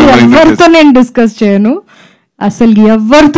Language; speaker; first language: Telugu; non-native, fluent; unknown